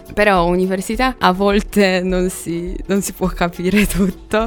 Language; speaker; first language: Italian; non-native, fluent; Polish